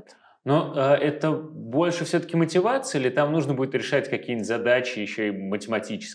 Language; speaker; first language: Russian; native; Russian